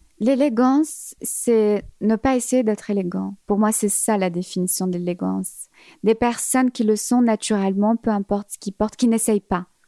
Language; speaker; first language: French; early bilingual, other home language; Arabic